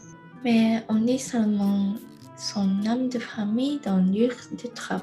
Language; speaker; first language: French; non-native, learner; Japanese